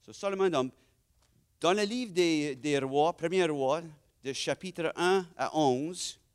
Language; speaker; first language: French; non-native, fluent; English